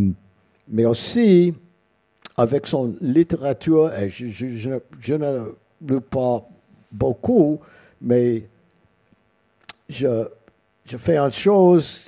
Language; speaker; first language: French; non-native, learner; English